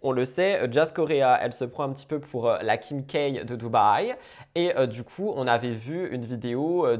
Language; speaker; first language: French; native; French